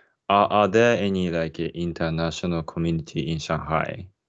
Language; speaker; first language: English; non-native, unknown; Japanese